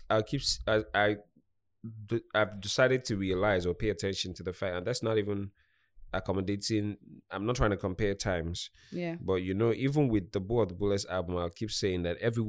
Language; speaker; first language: English; non-native, local second language; Igbo